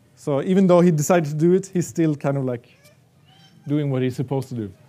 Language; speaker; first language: English; non-native, fluent; Swedish